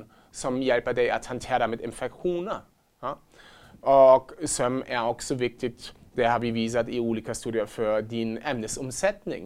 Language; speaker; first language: Swedish; non-native, fluent; German